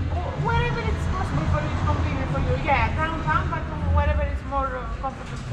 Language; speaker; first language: English; non-native, fluent; Greek